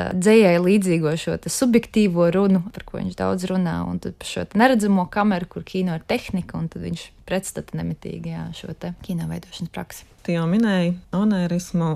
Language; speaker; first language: Latvian; native; Latvian